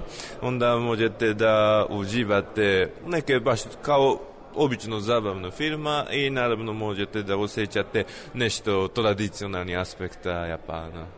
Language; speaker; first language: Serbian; non-native, learner; Japanese